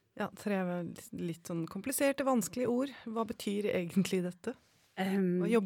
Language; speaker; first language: Norwegian; native; Norwegian